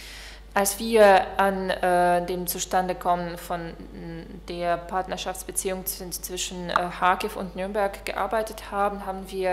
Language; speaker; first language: German; non-native, fluent; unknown